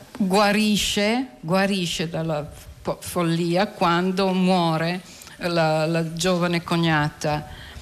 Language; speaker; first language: Italian; native; Italian